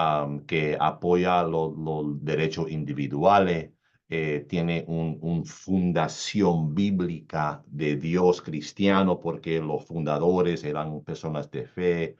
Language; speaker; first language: Spanish; early bilingual, heritage; Spanish